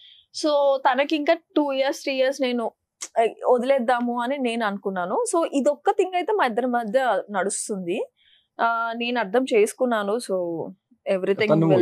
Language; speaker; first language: Telugu; native; Telugu